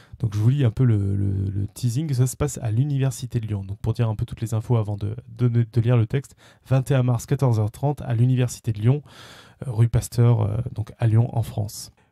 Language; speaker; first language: French; native; French